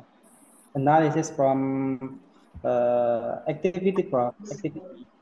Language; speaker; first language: English; non-native, learner; Indonesian